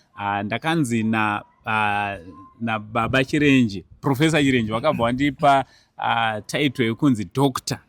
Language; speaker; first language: Shona; native; Shona